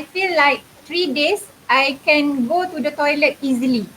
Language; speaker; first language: English; non-native, local second language; Malay